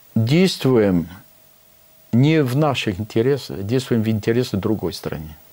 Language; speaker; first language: Russian; non-native, fluent; French